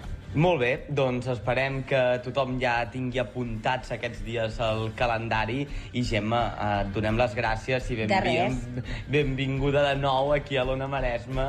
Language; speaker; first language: Catalan; native; Catalan